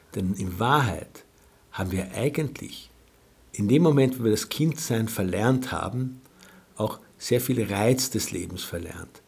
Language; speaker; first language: German; native; German